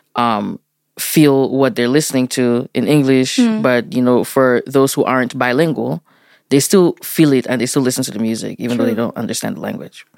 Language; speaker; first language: English; early bilingual, other home language; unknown